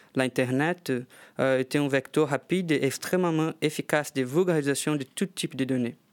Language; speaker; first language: French; non-native, fluent; Portuguese